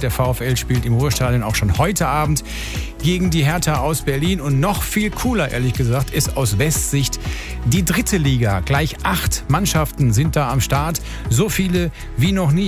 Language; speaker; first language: German; native; German